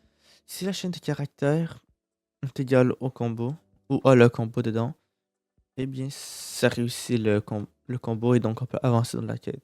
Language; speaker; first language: French; native; French